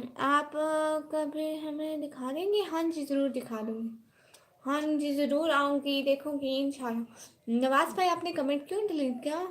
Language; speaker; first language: Urdu; non-native, local second language; Saraiki